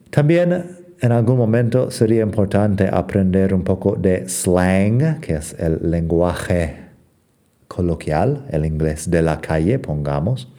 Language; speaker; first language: Spanish; non-native, fluent; English